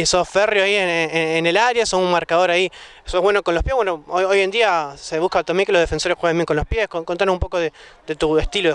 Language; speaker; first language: Spanish; native; Spanish